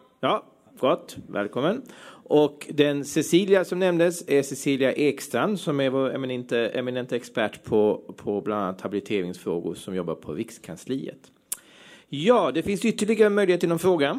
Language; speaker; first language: Swedish; native; Swedish